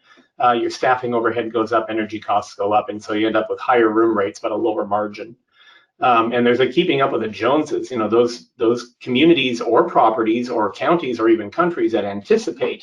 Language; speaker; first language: English; native; English